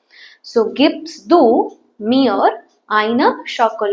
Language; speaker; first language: German; non-native, fluent; Tamil